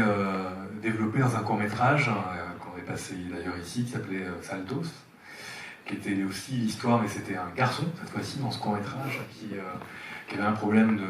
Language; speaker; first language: French; native; French